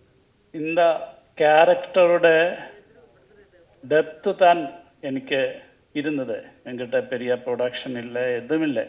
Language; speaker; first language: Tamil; non-native, learner; Malayalam